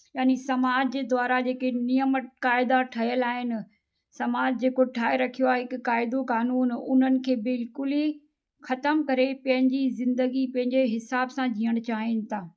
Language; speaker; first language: Sindhi; native; Sindhi